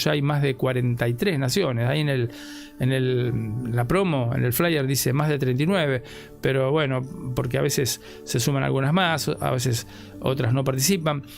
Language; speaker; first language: Spanish; native; Spanish